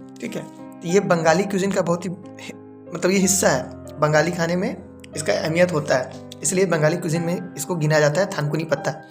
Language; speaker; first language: Hindi; non-native, local second language; Bangla